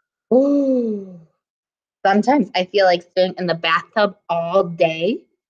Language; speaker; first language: English; native; English